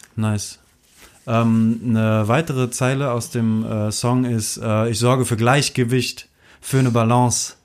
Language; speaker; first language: German; native; German